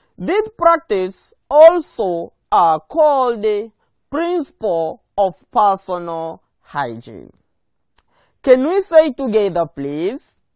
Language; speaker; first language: English; non-native, local second language; Swahili